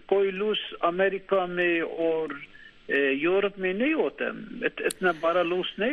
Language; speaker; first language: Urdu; non-native, learner; Turkish